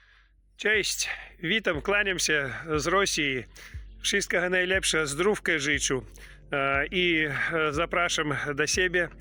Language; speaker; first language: Polish; non-native, learner; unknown